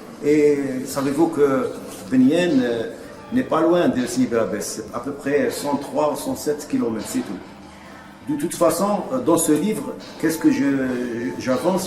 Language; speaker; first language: French; non-native, local second language; Arabic